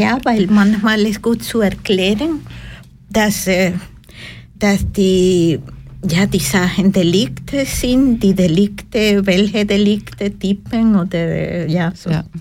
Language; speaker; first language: German; non-native, learner; Spanish